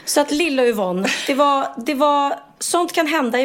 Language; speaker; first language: Swedish; native; Swedish